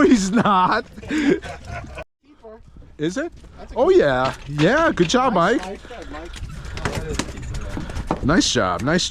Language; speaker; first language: English; native; English